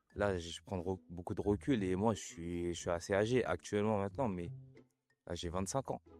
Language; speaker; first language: French; early bilingual, other home language; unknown